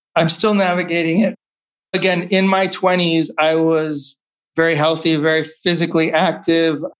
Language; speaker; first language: English; native; English